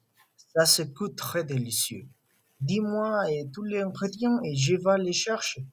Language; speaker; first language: French; non-native, learner; Spanish